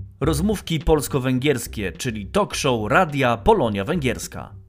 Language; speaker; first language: Polish; native; Polish